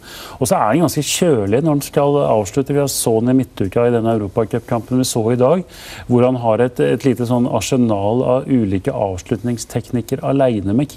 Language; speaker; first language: Norwegian; native; Norwegian